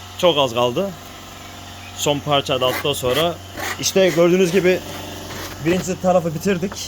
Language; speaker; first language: Turkish; early bilingual, heritage; Turkish